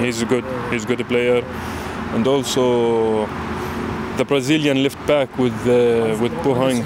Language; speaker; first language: English; non-native, learner; Arabic